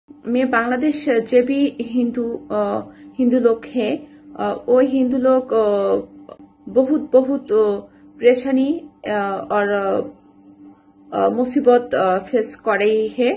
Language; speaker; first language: Hindi; non-native, learner; Bangla